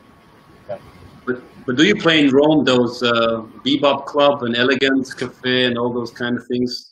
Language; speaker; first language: English; non-native, fluent; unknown